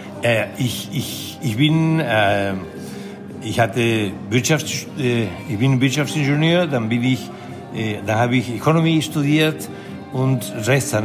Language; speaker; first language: German; non-native, fluent; Spanish